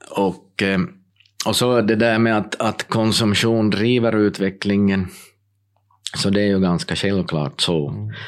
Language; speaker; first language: Swedish; native; Swedish